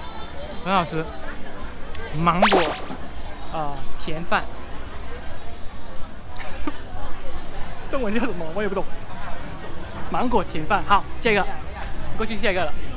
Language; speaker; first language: Chinese; non-native, learner; Thai